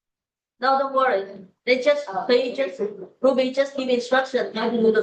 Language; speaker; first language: English; non-native, learner; Vietnamese